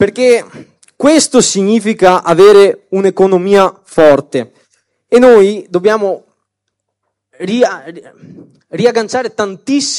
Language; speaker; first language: Italian; native; Italian